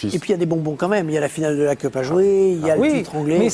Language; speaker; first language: French; native; French